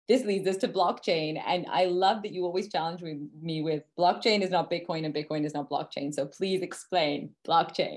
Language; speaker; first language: English; native; English